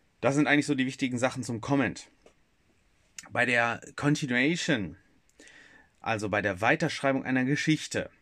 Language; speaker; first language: German; native; German